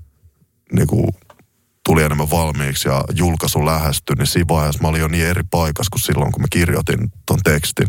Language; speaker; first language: Finnish; native; Finnish